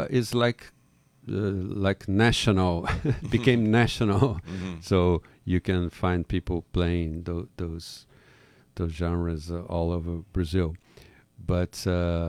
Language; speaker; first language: English; non-native, fluent; Portuguese